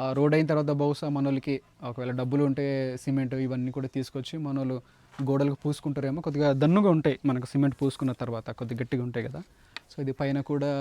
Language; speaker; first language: Telugu; non-native, local second language; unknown